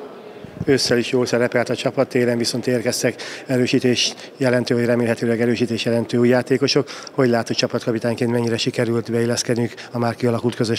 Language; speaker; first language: Hungarian; native; Hungarian